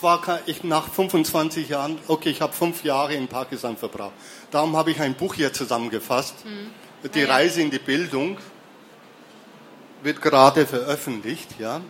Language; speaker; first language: German; early bilingual, other home language; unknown